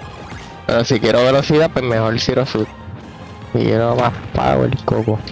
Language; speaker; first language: Spanish; native; Spanish